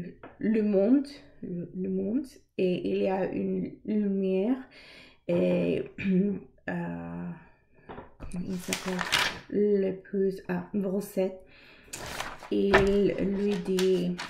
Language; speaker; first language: French; non-native, learner; English